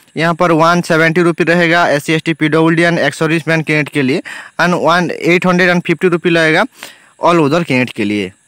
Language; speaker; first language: Hindi; non-native, local second language; Bangla